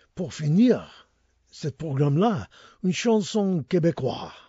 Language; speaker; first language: French; non-native, learner; English